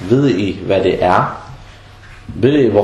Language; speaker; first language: Danish; non-native, fluent; Arabic